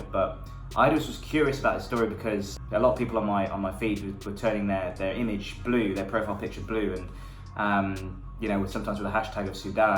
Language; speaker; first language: English; native; English